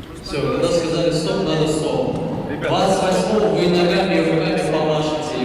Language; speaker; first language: Russian; native; Russian